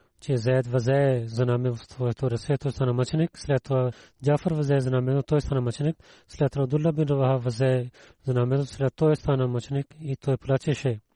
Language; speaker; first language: Bulgarian; non-native, learner; Urdu